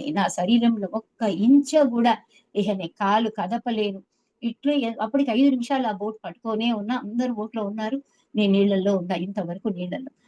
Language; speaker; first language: Telugu; native; Telugu